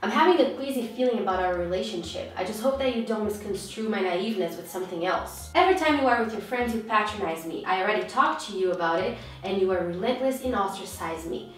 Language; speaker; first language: English; non-native, fluent; Portuguese